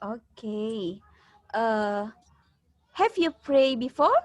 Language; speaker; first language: English; non-native, learner; Indonesian